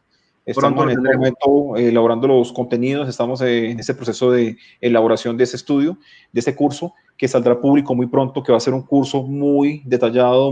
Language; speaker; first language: Spanish; native; Spanish